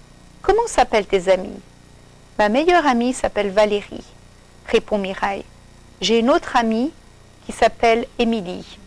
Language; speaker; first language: French; non-native, fluent; English